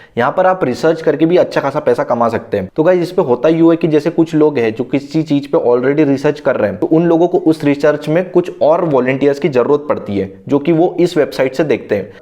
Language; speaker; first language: Hindi; non-native, local second language; Marathi